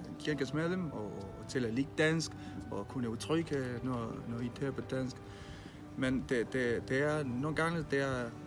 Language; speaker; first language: Danish; early bilingual, heritage; Spanish